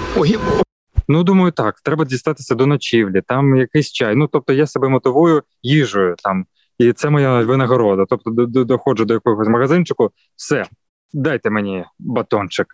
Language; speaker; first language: Ukrainian; non-native, local second language; Russian